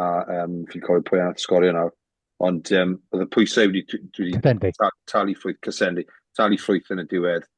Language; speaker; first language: Welsh; native; Welsh